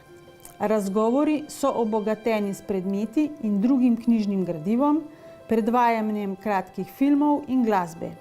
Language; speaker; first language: Slovenian; native; Slovenian